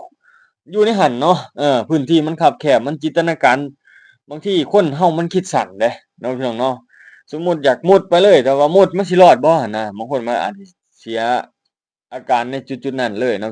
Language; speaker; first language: Thai; non-native, local second language; Northeastern Thai